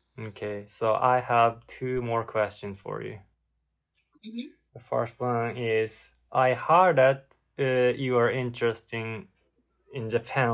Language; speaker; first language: English; non-native, learner; Japanese